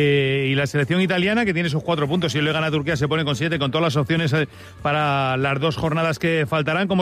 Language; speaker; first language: Spanish; native; Spanish